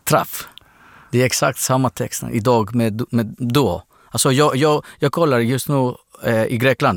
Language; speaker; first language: Swedish; non-native, fluent; Greek